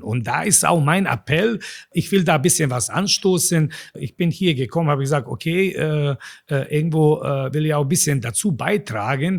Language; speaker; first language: German; non-native, fluent; Bosnian